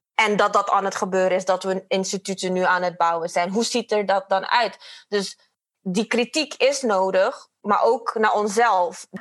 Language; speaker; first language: Dutch; non-native, fluent; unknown